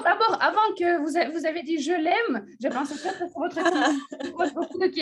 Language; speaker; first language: French; non-native, fluent; Russian